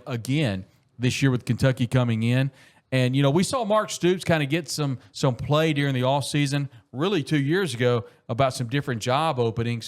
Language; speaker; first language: English; native; English